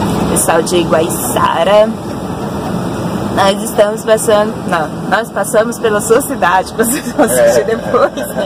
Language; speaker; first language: Portuguese; native; Portuguese